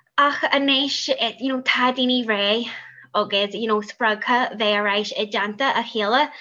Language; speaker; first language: Irish; non-native, local second language; English